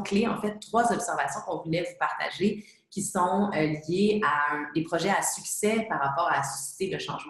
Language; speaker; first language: French; native; French